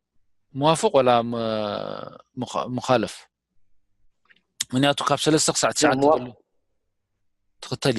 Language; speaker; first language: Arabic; non-native, learner; Tigrinya